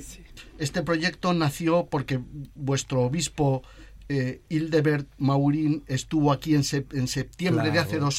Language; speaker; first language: Spanish; native; Spanish